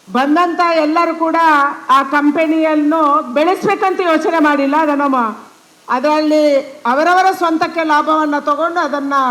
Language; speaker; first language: Kannada; non-native, local second language; Tulu